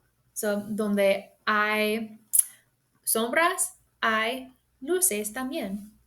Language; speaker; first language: Spanish; non-native, fluent; English